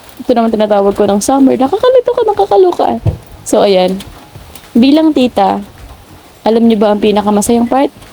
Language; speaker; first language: Filipino; non-native, local second language; Bikol